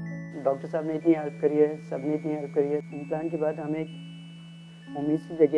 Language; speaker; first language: Hindi; native; Hindi